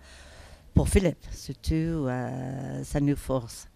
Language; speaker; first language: French; non-native, fluent; English